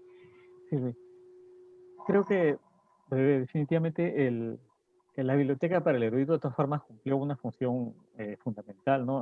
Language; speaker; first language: Spanish; native; Spanish